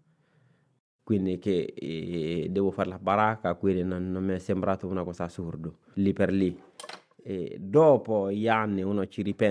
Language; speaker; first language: Italian; non-native, fluent; Bambara